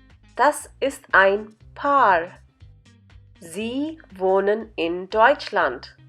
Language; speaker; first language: German; non-native, fluent; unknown